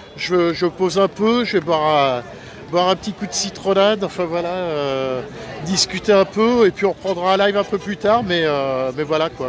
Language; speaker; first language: French; native; French